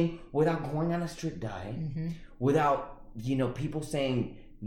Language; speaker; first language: English; early bilingual, other home language; Spanish